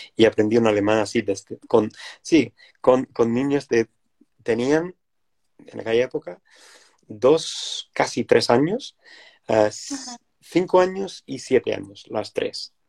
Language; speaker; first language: Spanish; non-native, fluent; English